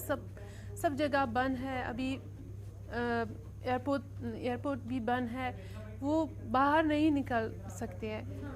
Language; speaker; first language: Hindi; non-native, learner; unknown